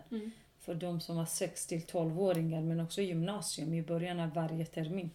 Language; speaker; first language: Swedish; non-native, local second language; Kurdish